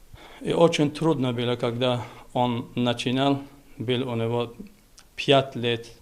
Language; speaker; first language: Russian; non-native, learner; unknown